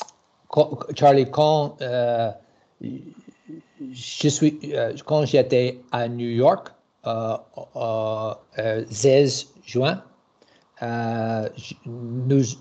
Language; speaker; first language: French; non-native, learner; English